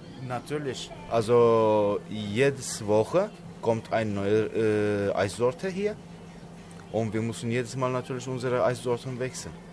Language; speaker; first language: German; non-native, fluent; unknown